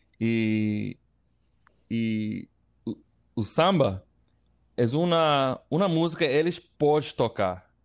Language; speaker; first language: Portuguese; non-native, learner; English